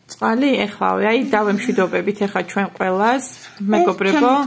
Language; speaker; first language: Georgian; native; Georgian